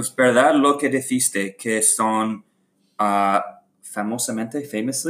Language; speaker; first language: Spanish; non-native, learner; English